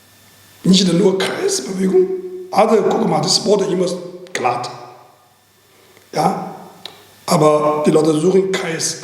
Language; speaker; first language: German; non-native, learner; Chinese